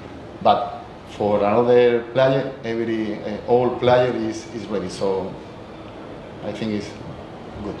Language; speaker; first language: English; non-native, learner; Spanish